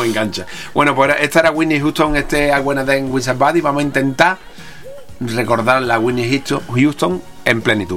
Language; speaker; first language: Spanish; native; Spanish